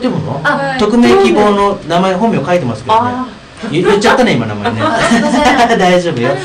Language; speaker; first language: Japanese; native; Japanese